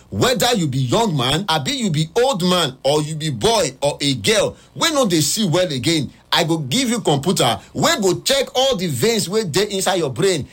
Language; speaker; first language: Nigerian Pidgin; native; Nigerian Pidgin